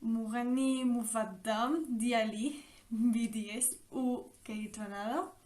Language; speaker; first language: Arabic; non-native, learner; Spanish